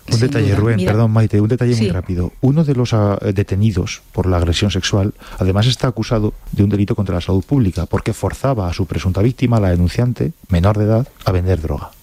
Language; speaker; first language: Spanish; native; Spanish